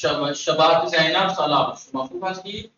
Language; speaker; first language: Persian; non-native, fluent; Urdu